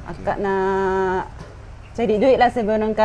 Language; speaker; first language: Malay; non-native, fluent; Japanese